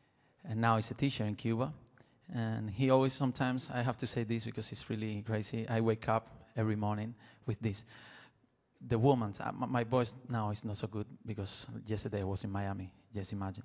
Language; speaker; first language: English; non-native, learner; Spanish